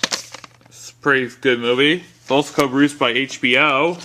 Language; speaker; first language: English; native; English